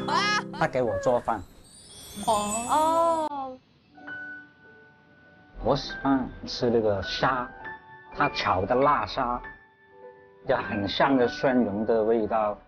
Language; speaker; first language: Chinese; non-native, local second language; Cantonese